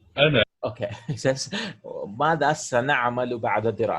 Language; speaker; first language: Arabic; non-native, fluent; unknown